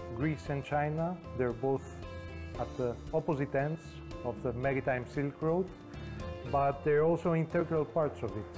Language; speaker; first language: English; non-native, fluent; Greek